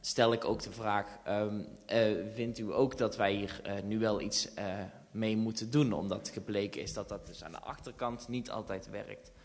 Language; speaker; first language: Dutch; native; Dutch